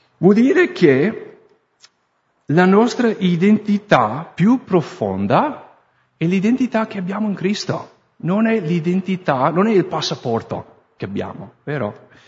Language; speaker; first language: Italian; non-native, fluent; English